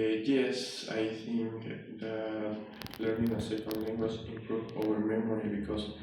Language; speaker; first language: English; non-native, learner; Spanish